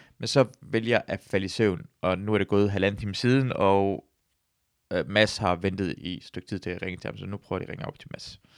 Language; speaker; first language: Danish; early bilingual, other home language; Persian